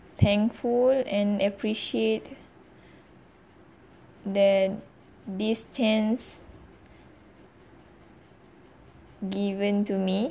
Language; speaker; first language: English; non-native, learner; Malay